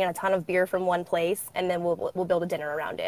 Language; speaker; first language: English; native; English